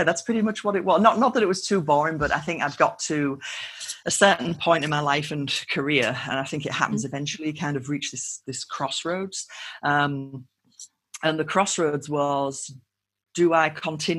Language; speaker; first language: English; native; English